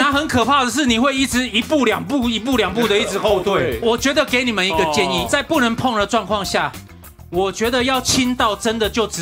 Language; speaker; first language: Chinese; native; Chinese